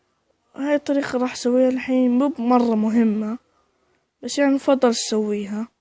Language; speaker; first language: Arabic; native; Arabic